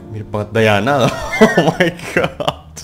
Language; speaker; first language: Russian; non-native, learner; Indonesian